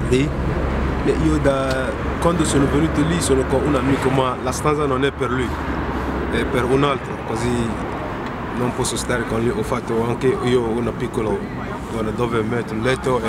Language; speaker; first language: Italian; non-native, learner; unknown